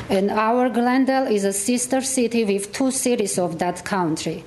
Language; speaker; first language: English; non-native, fluent; Armenian